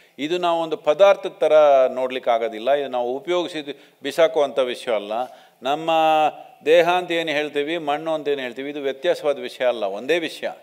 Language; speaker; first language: Kannada; non-native, local second language; Telugu